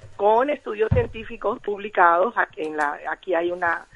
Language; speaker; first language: Spanish; native; Spanish